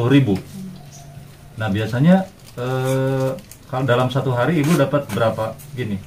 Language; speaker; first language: Indonesian; native; Indonesian